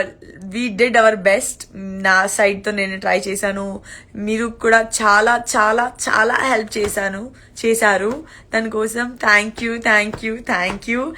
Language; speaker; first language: Telugu; non-native, local second language; Gujarati